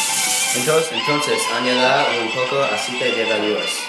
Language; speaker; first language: Spanish; non-native, learner; English